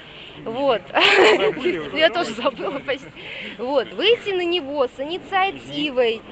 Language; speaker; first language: Russian; native; Russian